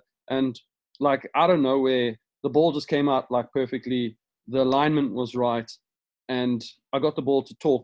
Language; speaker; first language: English; native; English